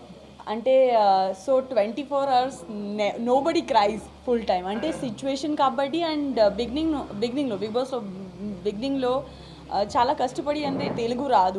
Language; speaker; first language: Telugu; non-native, learner; Gujarati